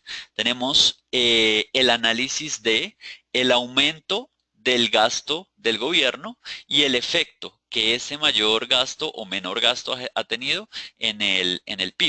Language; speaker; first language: Spanish; native; Spanish